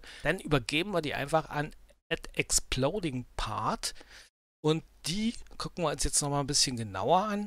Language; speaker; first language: German; native; German